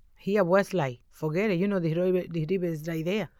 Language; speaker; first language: English; non-native, learner; Spanish